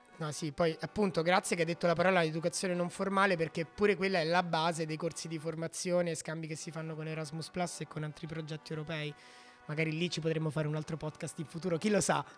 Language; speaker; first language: Italian; native; Italian